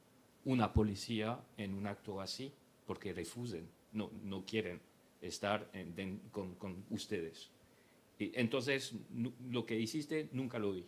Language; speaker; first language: Spanish; non-native, fluent; French